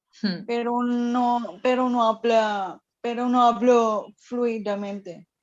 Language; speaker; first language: Spanish; non-native, learner; Indonesian